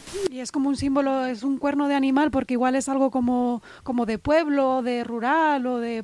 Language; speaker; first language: Spanish; native; Spanish